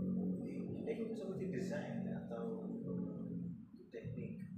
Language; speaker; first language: Indonesian; non-native, fluent; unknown